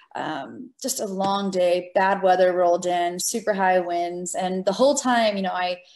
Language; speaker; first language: English; native; English